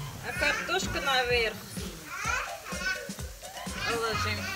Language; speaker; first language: Russian; non-native, learner; Tajik